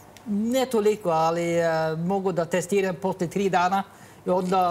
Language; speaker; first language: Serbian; non-native, learner; Norwegian